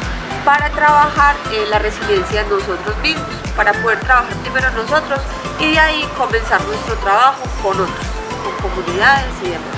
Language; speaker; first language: Spanish; native; Spanish